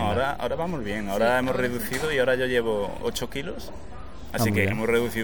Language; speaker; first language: Spanish; native; Spanish